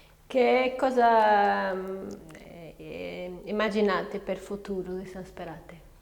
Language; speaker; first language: Italian; non-native, learner; Spanish